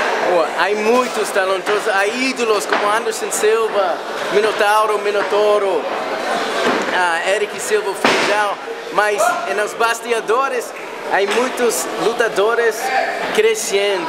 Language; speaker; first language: Portuguese; non-native, learner; English